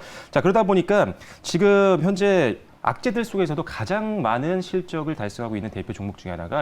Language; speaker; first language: Korean; native; Korean